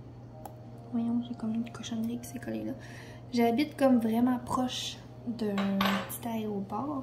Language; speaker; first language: French; native; French